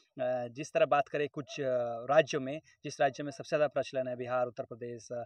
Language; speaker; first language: Hindi; native; Hindi